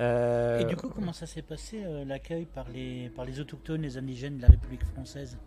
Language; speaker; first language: French; native; French